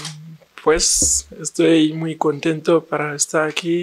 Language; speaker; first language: Spanish; non-native, learner; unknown